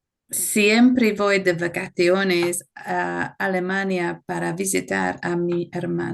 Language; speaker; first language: Spanish; non-native, learner; English